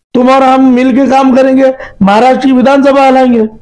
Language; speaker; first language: Hindi; non-native, local second language; Marathi